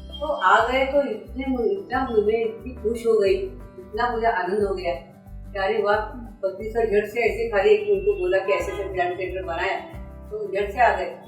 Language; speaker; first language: Hindi; non-native, local second language; Marathi